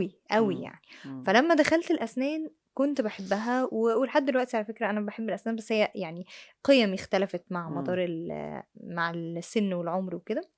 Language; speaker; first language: Arabic; native; Arabic